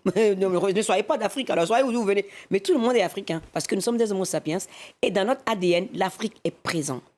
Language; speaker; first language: French; non-native, local second language; Fon